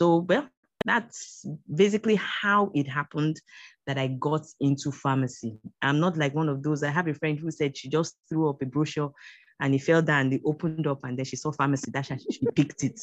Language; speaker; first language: English; non-native, local second language; Yoruba